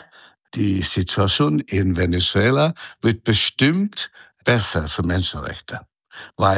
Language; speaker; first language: German; non-native, fluent; Chinese